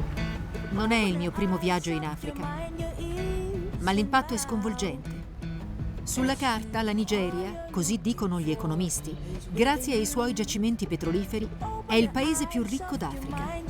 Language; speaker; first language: Italian; native; Italian